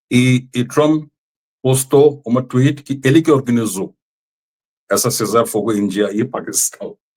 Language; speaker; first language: Portuguese; non-native, fluent; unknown